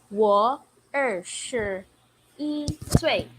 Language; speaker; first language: Chinese; non-native, learner; Filipino